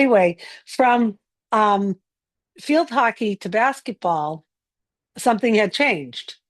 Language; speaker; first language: English; native; English